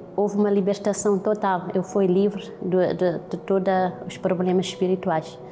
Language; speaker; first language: Portuguese; non-native, local second language; Kabuverdianu